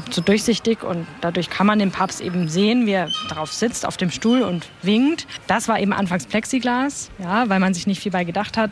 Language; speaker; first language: German; native; German